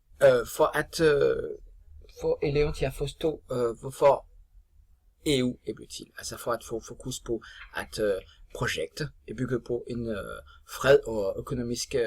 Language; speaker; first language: Danish; non-native, fluent; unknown